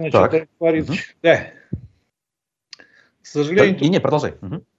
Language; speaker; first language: Russian; native; Russian